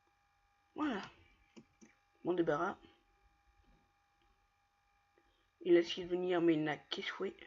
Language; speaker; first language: French; native; French